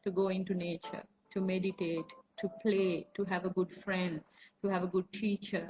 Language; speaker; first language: English; non-native, local second language; Sinhala